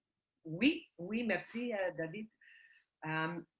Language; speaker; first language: French; early bilingual, heritage; Ukrainian